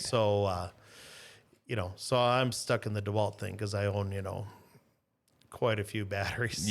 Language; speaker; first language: English; native; English